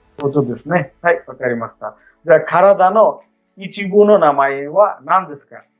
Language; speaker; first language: Japanese; non-native, fluent; Bangla